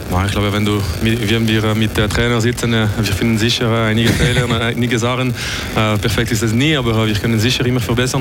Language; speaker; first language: German; non-native, local second language; French